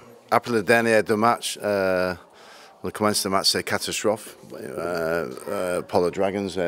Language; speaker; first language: French; non-native, learner; English